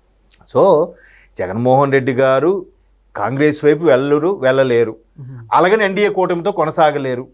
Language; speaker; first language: Telugu; native; Telugu